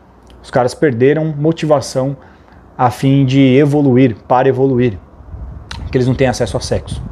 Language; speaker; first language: Portuguese; native; Portuguese